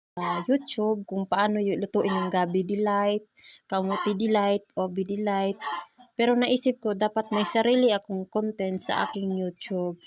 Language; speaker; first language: Filipino; non-native, local second language; Cebuano